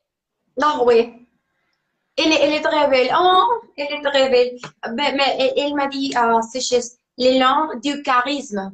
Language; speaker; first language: French; non-native, learner; Spanish